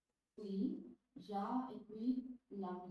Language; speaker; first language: French; non-native, learner; Hindi